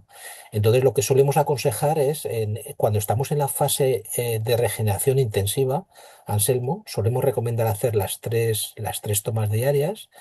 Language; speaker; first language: Spanish; native; Spanish